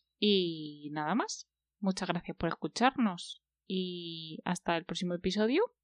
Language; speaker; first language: Spanish; native; Spanish